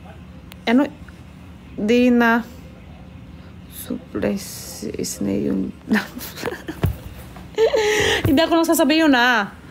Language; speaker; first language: Filipino; non-native, learner; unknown